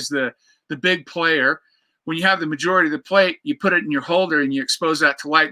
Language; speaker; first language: English; native; English